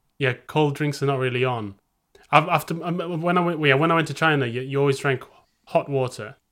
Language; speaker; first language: English; native; English